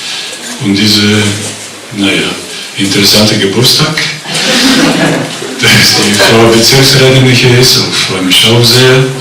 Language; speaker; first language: German; non-native, fluent; Bulgarian